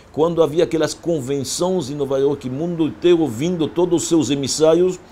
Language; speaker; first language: Portuguese; non-native, fluent; French